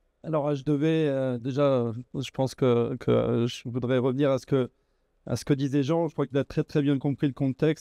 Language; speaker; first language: French; native; French